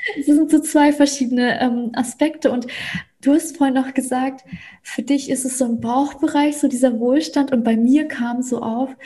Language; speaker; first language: German; early bilingual, other home language; Russian